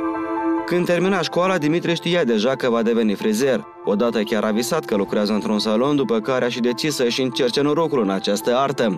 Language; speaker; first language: Romanian; native; Romanian